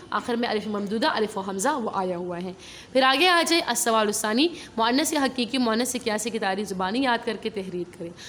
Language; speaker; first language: Urdu; non-native, local second language; Pashto